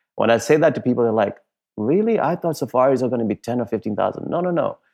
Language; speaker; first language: English; non-native, local second language; Punjabi